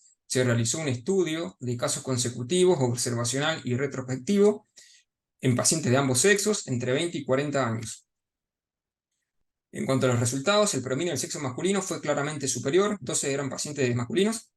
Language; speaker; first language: Spanish; native; Spanish